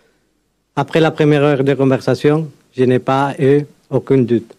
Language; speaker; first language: French; non-native, fluent; Spanish